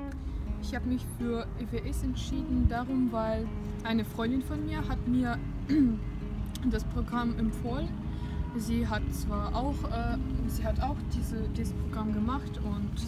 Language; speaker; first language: German; non-native, learner; Russian